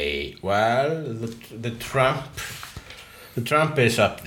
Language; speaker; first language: English; non-native, fluent; Icelandic